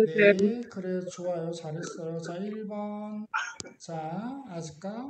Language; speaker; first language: Korean; native; Korean